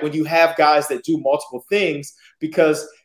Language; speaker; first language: English; native; English